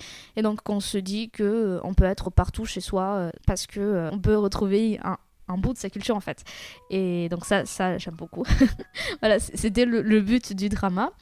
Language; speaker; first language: French; native; French